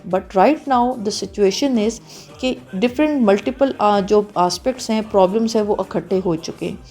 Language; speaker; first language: Urdu; native; Urdu